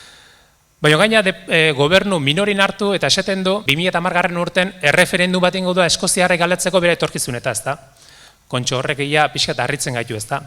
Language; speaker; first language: Basque; native; Basque